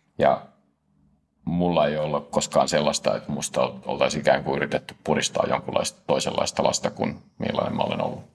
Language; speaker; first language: Finnish; native; Finnish